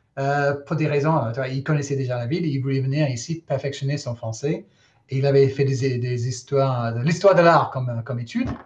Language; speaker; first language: French; non-native, fluent; English